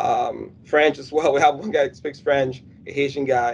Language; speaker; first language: English; non-native, fluent; Spanish